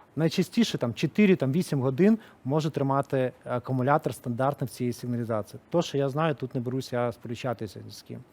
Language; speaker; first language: Ukrainian; non-native, local second language; Russian